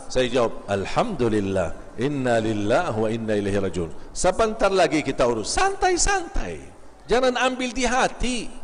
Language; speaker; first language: Malay; non-native, fluent; Arabic